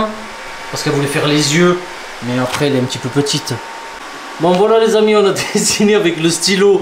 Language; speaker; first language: French; native; French